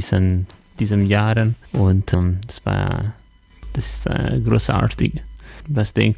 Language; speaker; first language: German; non-native, learner; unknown